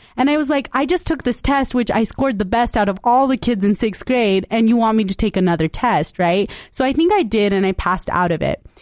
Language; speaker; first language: English; early bilingual, other home language; Punjabi